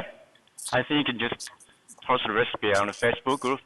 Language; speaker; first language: English; non-native, learner; Chinese